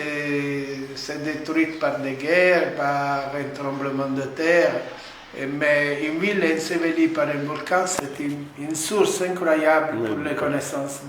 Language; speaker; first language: French; non-native, fluent; Italian